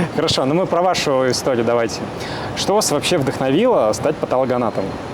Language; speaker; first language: Russian; native; Russian